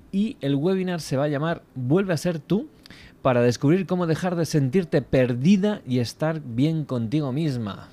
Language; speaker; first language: Spanish; native; Spanish